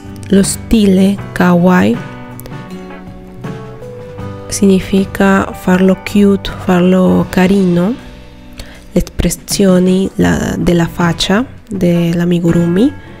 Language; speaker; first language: Italian; non-native, fluent; Spanish